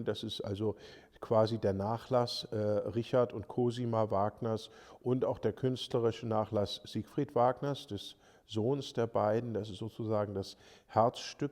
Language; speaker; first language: German; native; German